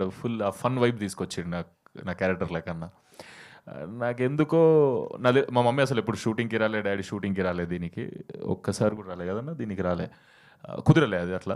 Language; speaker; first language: Telugu; native; Telugu